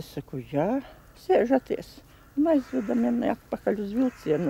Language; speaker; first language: Latvian; native; Latvian